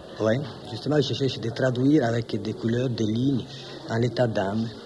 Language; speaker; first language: French; non-native, fluent; Italian